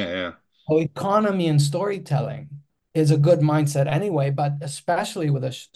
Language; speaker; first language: English; non-native, fluent; Greek